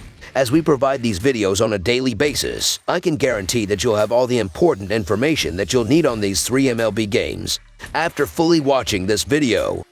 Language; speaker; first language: English; native; English